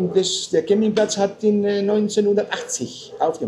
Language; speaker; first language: German; non-native, fluent; Spanish